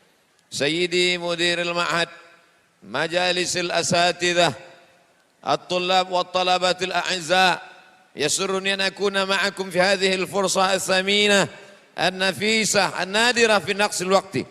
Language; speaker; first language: Arabic; non-native, fluent; Indonesian